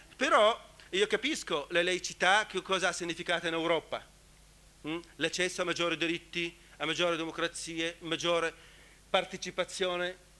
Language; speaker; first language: Italian; non-native, fluent; Arabic